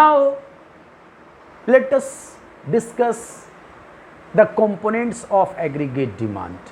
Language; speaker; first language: English; non-native, local second language; Hindi